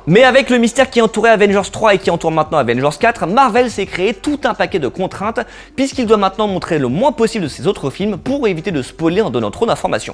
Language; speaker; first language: French; native; French